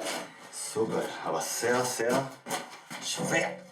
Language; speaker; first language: German; non-native, learner; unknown